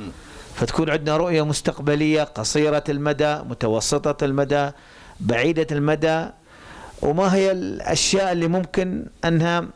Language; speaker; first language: Arabic; native; Arabic